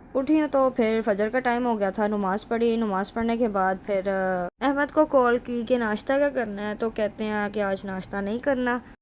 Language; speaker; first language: Urdu; non-native, local second language; Punjabi